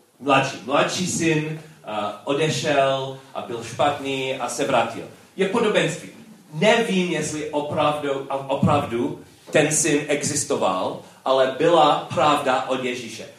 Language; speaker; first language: Czech; non-native, learner; English